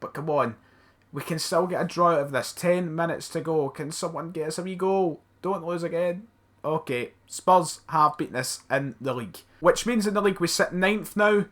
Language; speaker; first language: English; native; English